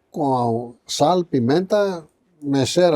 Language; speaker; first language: Portuguese; non-native, fluent; Greek